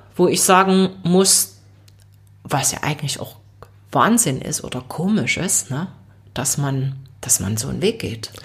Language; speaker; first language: German; native; German